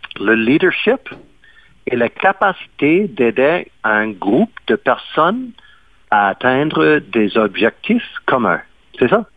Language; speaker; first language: French; non-native, fluent; English